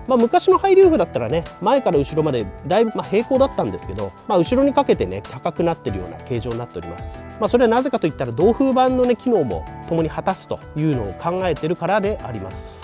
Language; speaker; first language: Japanese; native; Japanese